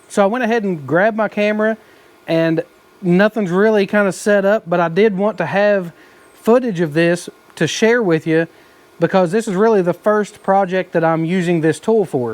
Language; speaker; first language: English; native; English